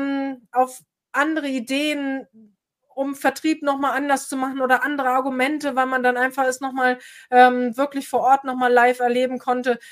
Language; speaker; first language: German; native; German